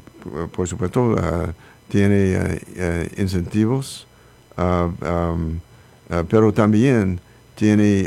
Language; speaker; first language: Spanish; non-native, learner; English